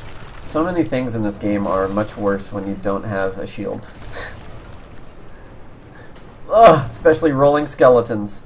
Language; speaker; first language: English; native; English